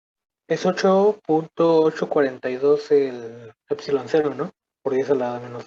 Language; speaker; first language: Spanish; native; Spanish